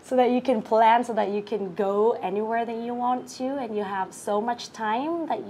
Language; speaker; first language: English; non-native, fluent; Vietnamese